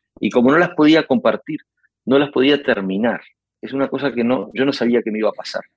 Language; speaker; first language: Spanish; native; Spanish